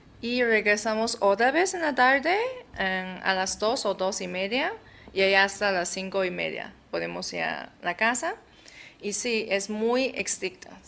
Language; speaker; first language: Spanish; non-native, fluent; Chinese